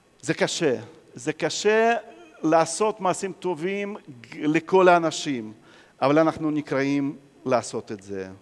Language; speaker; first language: Hebrew; non-native, fluent; Russian